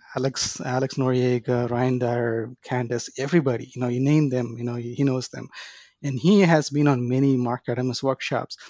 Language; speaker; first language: English; non-native, local second language; Tamil